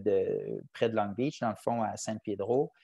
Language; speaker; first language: French; native; French